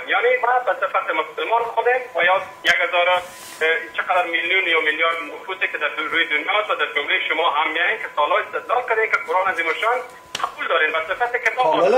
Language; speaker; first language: Persian; native; Persian